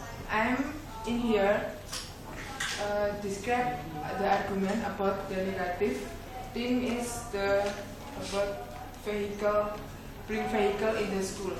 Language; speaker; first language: English; non-native, learner; Indonesian